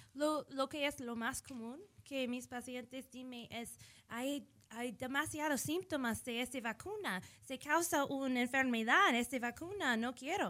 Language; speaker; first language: Spanish; early bilingual, heritage; English